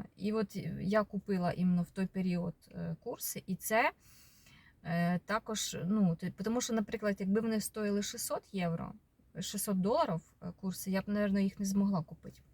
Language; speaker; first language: Ukrainian; non-native, local second language; Russian